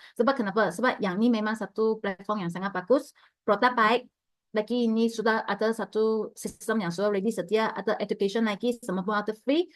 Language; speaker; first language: Malay; non-native, local second language; Chinese